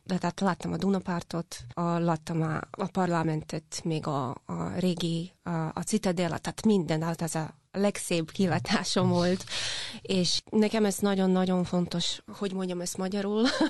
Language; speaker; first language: Hungarian; non-native, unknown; Russian